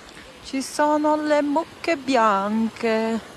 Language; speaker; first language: Italian; early bilingual, other home language; Filipino